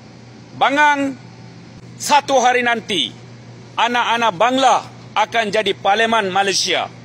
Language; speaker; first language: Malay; non-native, fluent; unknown